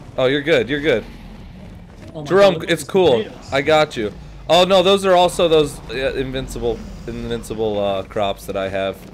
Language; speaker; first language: English; native; English